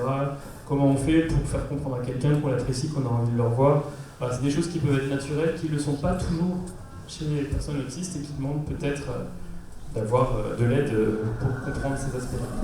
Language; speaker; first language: French; native; French